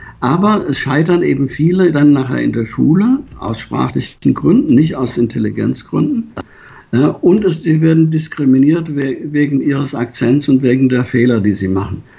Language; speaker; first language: German; native; German